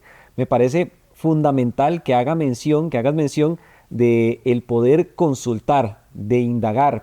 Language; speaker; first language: Spanish; native; Spanish